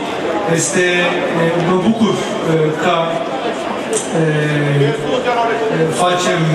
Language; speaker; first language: Romanian; non-native, learner; Turkish